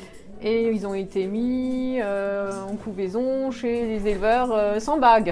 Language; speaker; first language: French; native; French